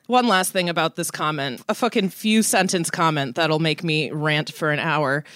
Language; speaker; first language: English; native; English